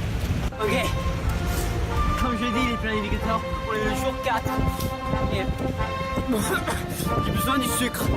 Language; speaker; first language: French; non-native, learner; English